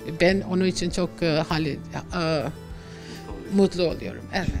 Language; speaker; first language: Turkish; non-native, learner; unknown